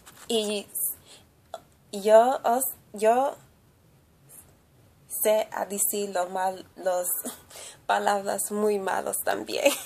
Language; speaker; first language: Spanish; early bilingual, heritage; English